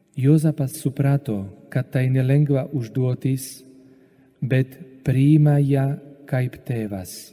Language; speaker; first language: Lithuanian; non-native, fluent; Slovak